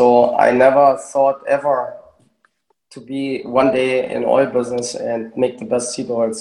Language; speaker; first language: English; early bilingual, other home language; German